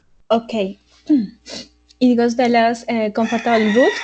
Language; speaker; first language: English; non-native, learner; Spanish